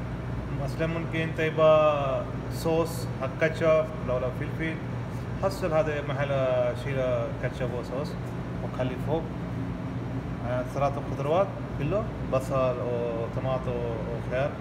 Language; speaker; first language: Arabic; non-native, learner; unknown